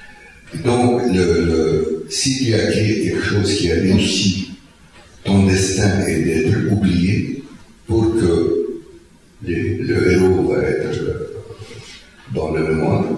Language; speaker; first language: French; non-native, fluent; Arabic